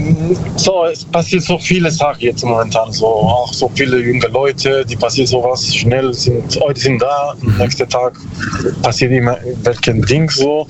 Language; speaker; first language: German; non-native, learner; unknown